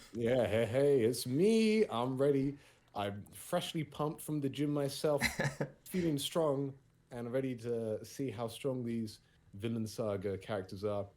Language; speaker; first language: English; native; English